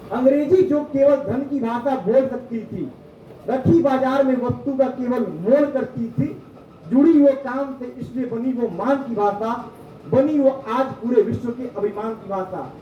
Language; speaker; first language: Hindi; native; Hindi